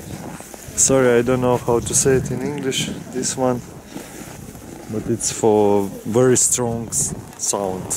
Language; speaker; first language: English; non-native, learner; Russian